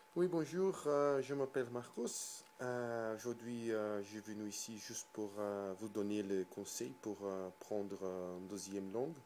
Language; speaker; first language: French; non-native, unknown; Portuguese